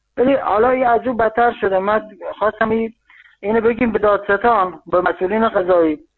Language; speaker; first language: Persian; non-native, local second language; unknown